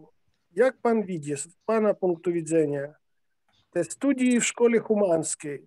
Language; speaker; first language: Polish; non-native, fluent; Ukrainian